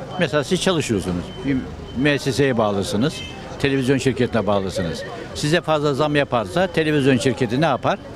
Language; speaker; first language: Turkish; native; Turkish